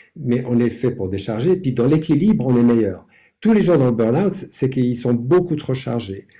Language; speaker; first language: French; non-native, fluent; English